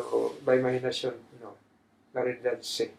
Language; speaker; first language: Spanish; non-native, fluent; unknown